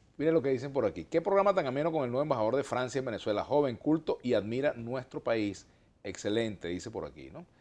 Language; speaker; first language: Spanish; native; Spanish